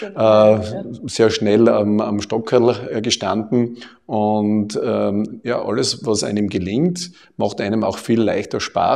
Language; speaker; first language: German; native; German